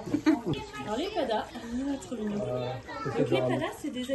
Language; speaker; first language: French; native; French